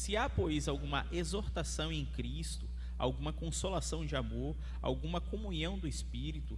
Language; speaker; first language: Portuguese; native; Portuguese